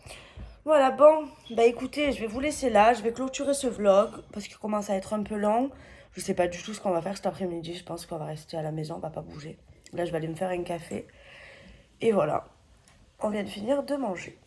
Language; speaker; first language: French; native; French